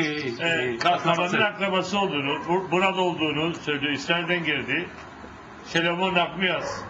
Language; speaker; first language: Turkish; native; Turkish